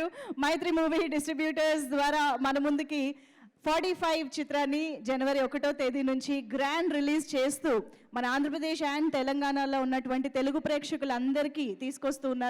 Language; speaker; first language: Telugu; native; Telugu